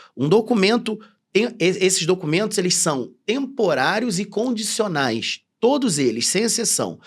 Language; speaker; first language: Portuguese; native; Portuguese